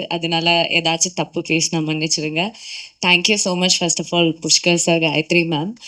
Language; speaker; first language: Tamil; non-native, local second language; Malayalam